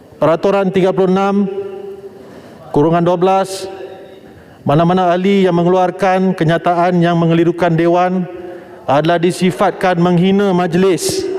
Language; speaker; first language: Malay; non-native, local second language; Tamil